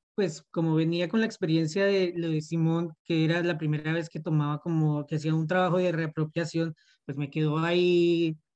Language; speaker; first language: Spanish; native; Spanish